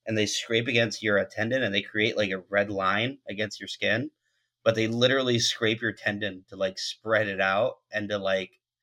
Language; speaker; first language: English; native; English